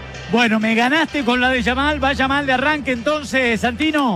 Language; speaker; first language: Spanish; native; Spanish